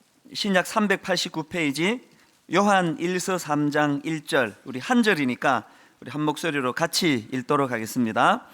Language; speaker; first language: Korean; native; Korean